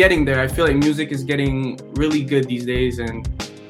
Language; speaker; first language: English; non-native, fluent; French